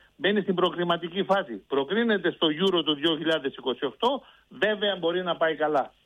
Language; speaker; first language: Greek; early bilingual, heritage; Greek